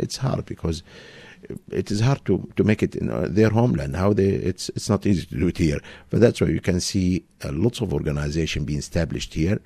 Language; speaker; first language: English; non-native, fluent; Arabic